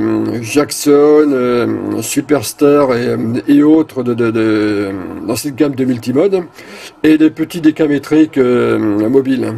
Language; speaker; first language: French; native; French